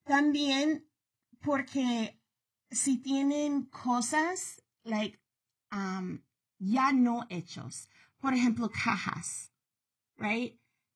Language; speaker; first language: Spanish; early bilingual, heritage; Spanish